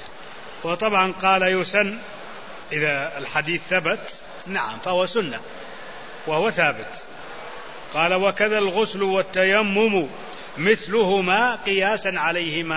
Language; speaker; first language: Arabic; native; Arabic